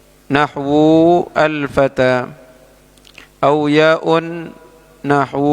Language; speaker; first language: Arabic; non-native, fluent; Indonesian